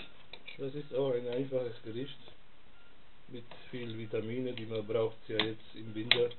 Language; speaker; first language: German; non-native, fluent; Italian